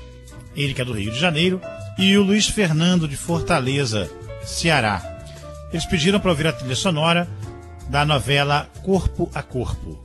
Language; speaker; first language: Portuguese; native; Portuguese